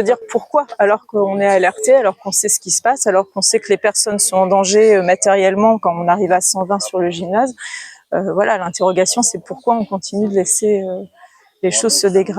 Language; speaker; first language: French; native; French